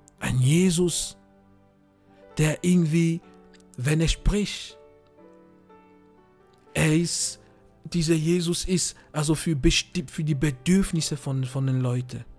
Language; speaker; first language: German; non-native, fluent; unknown